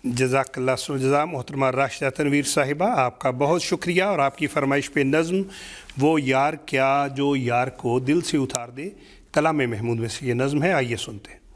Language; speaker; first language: Urdu; native; Urdu